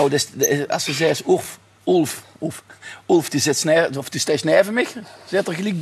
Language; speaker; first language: Dutch; native; Dutch